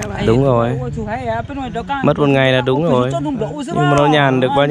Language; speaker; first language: Vietnamese; native; Vietnamese